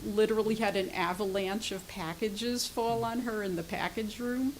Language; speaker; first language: English; native; English